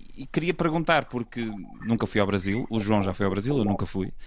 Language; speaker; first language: Portuguese; native; Portuguese